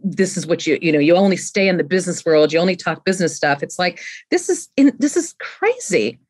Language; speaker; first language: English; native; English